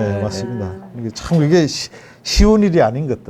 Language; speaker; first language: Korean; native; Korean